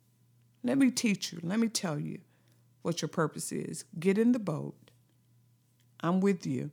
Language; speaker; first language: English; native; English